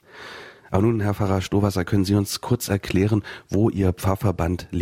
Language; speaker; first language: German; native; German